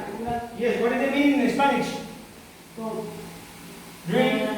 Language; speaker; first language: English; non-native, learner; Spanish